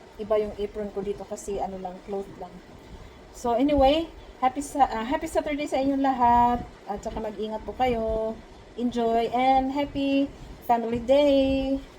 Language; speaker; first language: Filipino; non-native, local second language; Cebuano